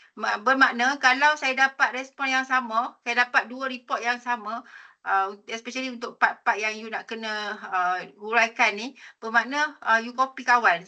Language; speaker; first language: Malay; native; Malay